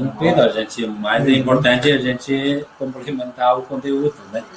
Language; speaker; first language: Portuguese; non-native, learner; Chinese